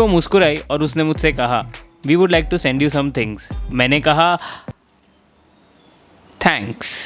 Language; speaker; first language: Hindi; native; Hindi